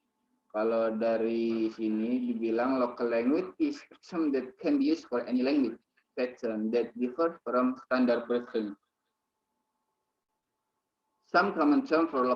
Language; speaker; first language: English; non-native, learner; Indonesian